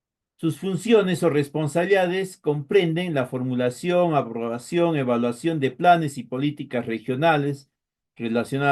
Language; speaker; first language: Spanish; native; Spanish